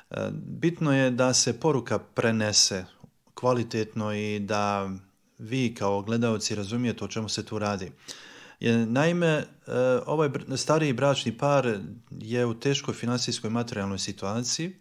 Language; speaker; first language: Croatian; native; Croatian